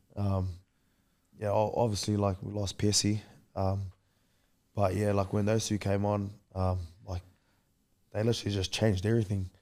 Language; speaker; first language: English; native; English